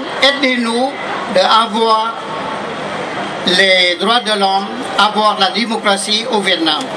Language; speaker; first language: French; non-native, fluent; Vietnamese